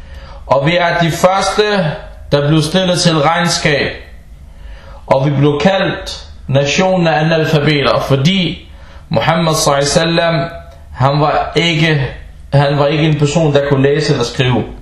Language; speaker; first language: Danish; early bilingual, other home language; Arabic